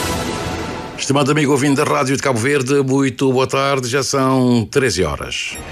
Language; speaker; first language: Portuguese; non-native, local second language; Kabuverdianu